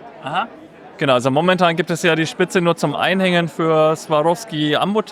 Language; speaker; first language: German; native; German